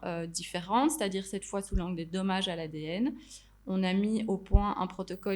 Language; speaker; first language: French; native; French